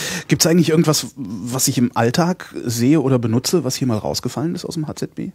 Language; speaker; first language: German; native; German